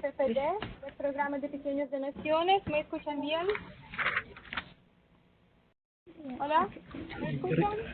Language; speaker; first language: Spanish; non-native, fluent; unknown